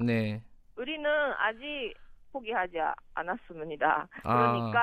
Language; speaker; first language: Korean; non-native, learner; Japanese